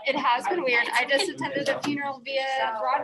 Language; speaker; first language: English; native; English